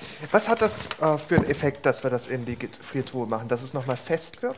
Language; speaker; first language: German; native; German